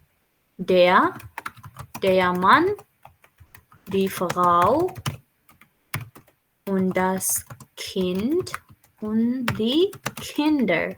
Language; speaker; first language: German; non-native, fluent; Urdu